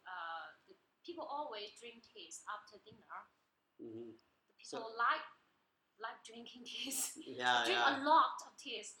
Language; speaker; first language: English; non-native, learner; Chinese